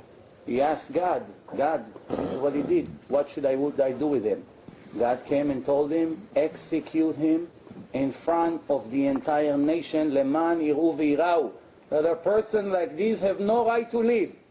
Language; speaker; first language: English; non-native, fluent; Hebrew